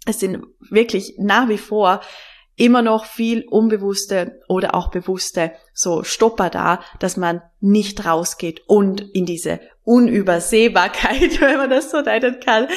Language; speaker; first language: German; native; German